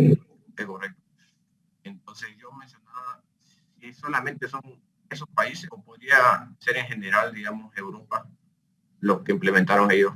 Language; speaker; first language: Spanish; native; Spanish